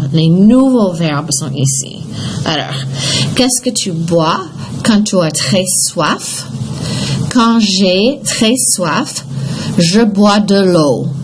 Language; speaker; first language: French; non-native, fluent; English